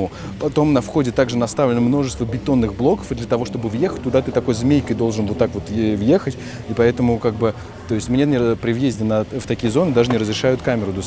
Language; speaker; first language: Russian; native; Russian